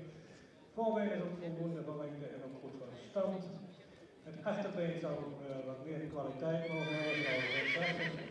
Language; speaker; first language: Dutch; native; Dutch